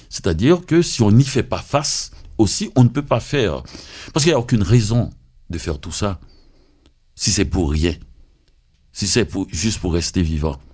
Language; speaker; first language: French; non-native, local second language; Haitian Creole